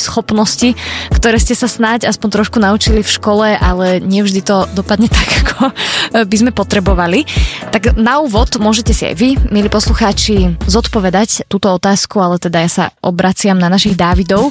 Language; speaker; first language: Slovak; native; Slovak